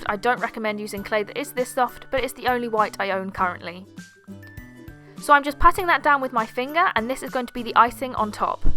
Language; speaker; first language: English; native; English